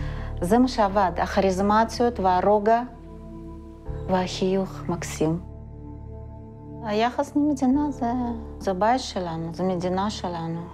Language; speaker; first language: Hebrew; non-native, fluent; Russian